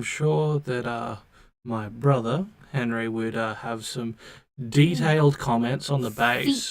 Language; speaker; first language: English; native; English